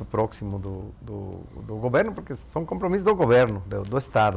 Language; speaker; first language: Portuguese; non-native, fluent; Spanish